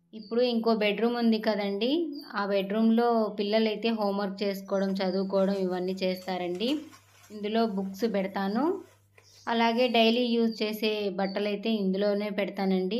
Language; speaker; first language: Telugu; native; Telugu